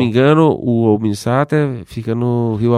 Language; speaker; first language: Portuguese; native; Portuguese